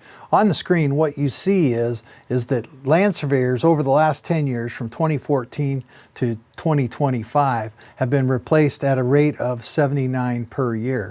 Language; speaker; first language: English; native; English